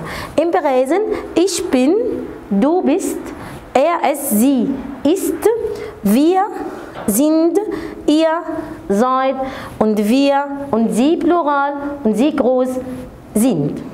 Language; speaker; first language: German; non-native, fluent; Arabic